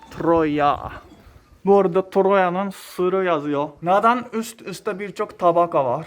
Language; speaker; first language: Turkish; non-native, fluent; Japanese